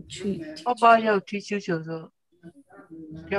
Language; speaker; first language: Chinese; non-native, learner; Burmese